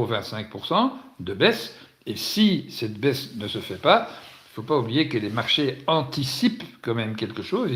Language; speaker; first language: French; native; French